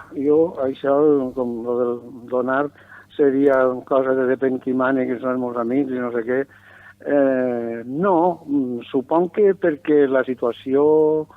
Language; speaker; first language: Catalan; native; Catalan